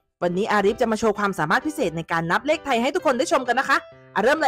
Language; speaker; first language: Thai; native; Thai